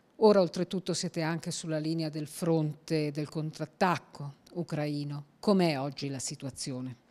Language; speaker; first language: Italian; native; Italian